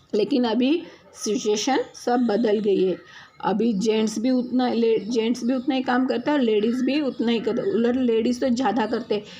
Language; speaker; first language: Hindi; non-native, local second language; Marathi